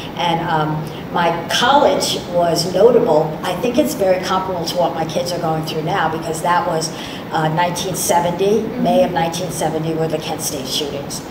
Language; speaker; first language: English; native; English